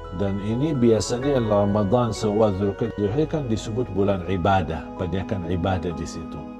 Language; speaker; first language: Indonesian; non-native, fluent; Arabic